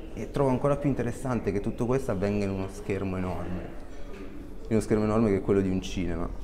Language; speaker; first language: Italian; native; Italian